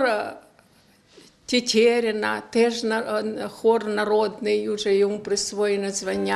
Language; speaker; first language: Ukrainian; native; Ukrainian